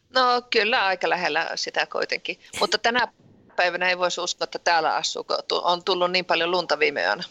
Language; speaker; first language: Finnish; early bilingual, heritage; Finnish